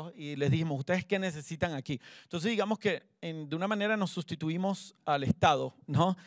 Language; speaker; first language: Spanish; native; Spanish